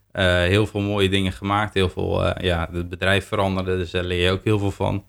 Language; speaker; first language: Dutch; native; Dutch